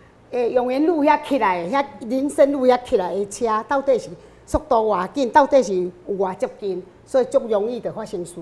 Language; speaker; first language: Chinese; non-native, local second language; Min Nan Chinese